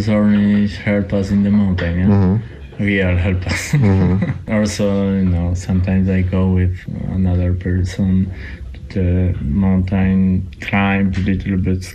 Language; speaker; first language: English; non-native, learner; Polish